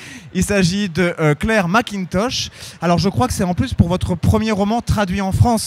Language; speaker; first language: French; native; French